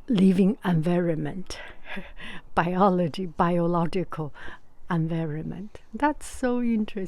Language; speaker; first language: English; non-native, fluent; Chinese